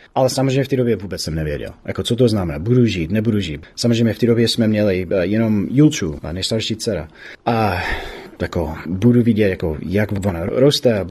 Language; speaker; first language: Czech; non-native, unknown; English